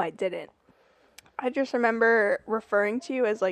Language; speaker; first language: English; native; English